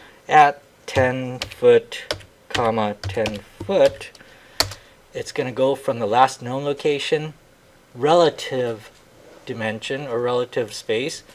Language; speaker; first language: English; native; English